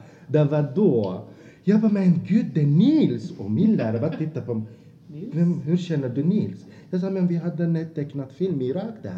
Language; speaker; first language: Swedish; non-native, fluent; Azerbaijani